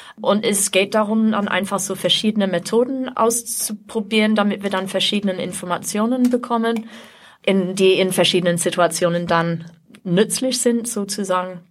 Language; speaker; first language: German; non-native, fluent; English